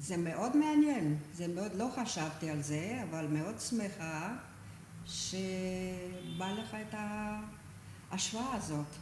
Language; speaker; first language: Hebrew; non-native, fluent; Romanian